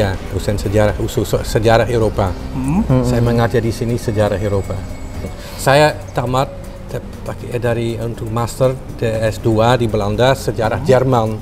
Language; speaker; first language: Indonesian; non-native, fluent; Dutch